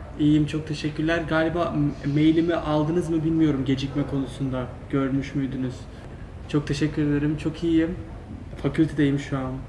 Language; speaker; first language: Turkish; early bilingual, heritage; Turkish